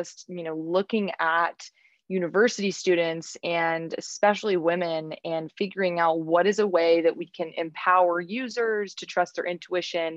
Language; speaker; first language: English; native; English